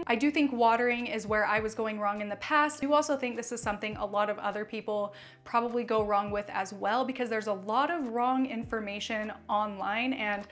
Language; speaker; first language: English; native; English